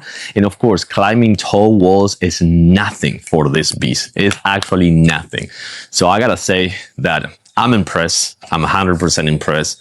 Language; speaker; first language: English; non-native, fluent; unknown